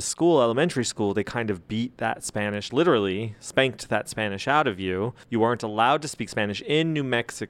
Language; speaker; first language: English; early bilingual, other home language; Spanish